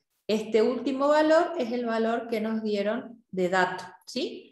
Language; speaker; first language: Spanish; native; Spanish